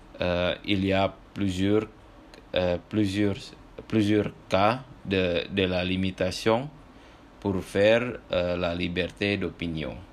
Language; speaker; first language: French; non-native, learner; Indonesian